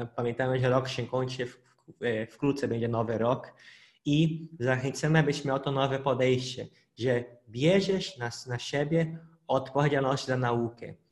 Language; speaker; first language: Polish; non-native, fluent; Portuguese